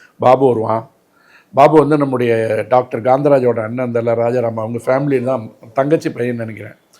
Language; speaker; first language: Tamil; native; Tamil